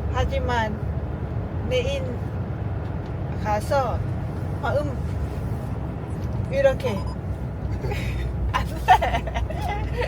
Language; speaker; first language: Korean; non-native, learner; Lao